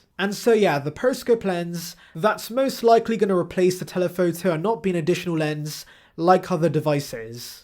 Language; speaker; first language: English; native; English